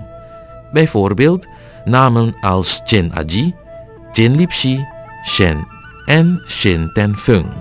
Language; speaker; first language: Dutch; native; Dutch